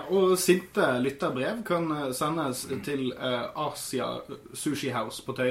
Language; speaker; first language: Norwegian; native; Norwegian